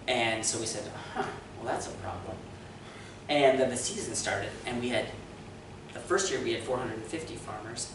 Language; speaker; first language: English; native; English